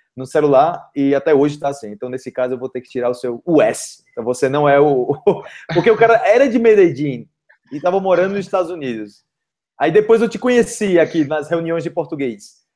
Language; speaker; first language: Portuguese; native; Portuguese